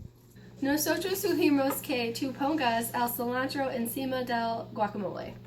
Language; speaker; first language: Spanish; non-native, learner; English